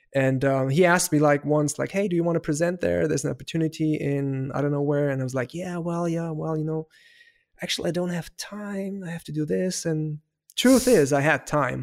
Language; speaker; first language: English; non-native, fluent; German